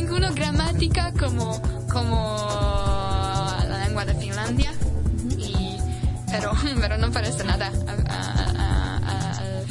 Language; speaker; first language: Spanish; non-native, learner; Hungarian